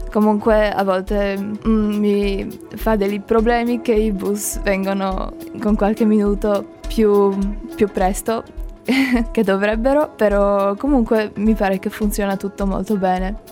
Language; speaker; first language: Italian; non-native, learner; Slovak